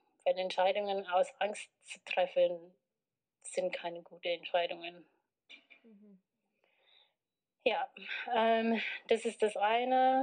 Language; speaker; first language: German; non-native, fluent; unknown